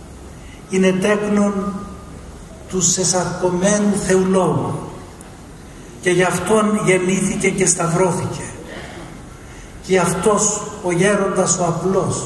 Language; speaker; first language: Greek; native; Greek